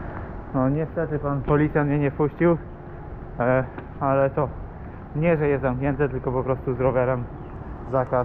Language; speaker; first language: Polish; native; Polish